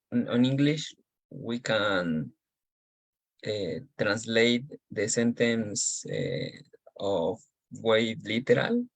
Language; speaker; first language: English; non-native, learner; Spanish